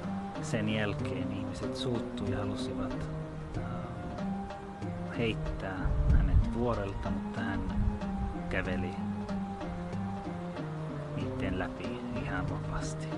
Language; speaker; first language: Finnish; non-native, fluent; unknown